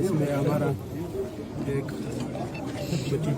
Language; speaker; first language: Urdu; non-native, local second language; Pashto